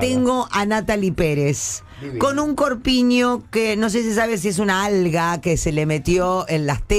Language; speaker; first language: Spanish; native; Spanish